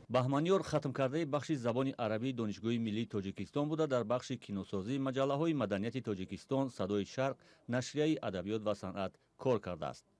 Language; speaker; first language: Tajik; native; Tajik